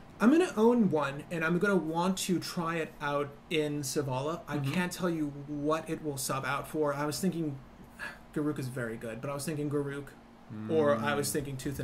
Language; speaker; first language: English; native; English